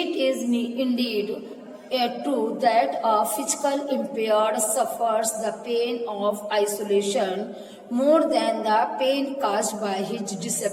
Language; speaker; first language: English; non-native, local second language; Hindi